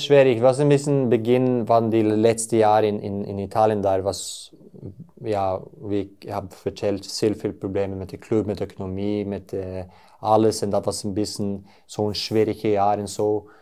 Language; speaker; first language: German; non-native, learner; Norwegian